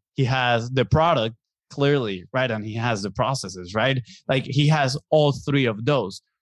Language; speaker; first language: English; non-native, fluent; Spanish